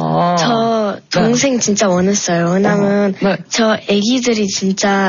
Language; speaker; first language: Korean; early bilingual, heritage; Korean